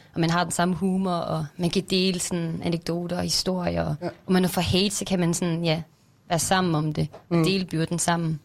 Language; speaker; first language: Danish; native; Danish